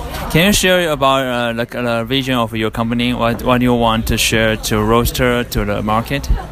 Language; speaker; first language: English; non-native, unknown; Chinese